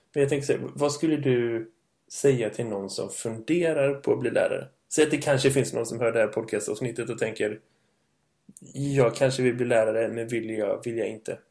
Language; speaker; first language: Swedish; native; Swedish